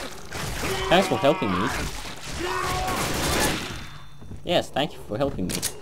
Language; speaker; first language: English; native; English